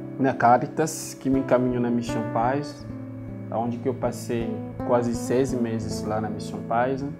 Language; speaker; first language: Portuguese; non-native, learner; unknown